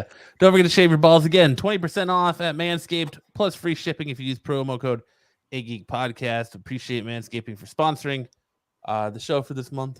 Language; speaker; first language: English; native; English